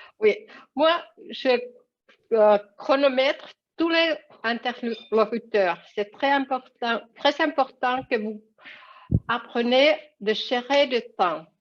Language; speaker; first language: French; non-native, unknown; Finnish